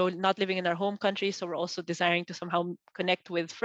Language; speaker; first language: English; non-native, local second language; Filipino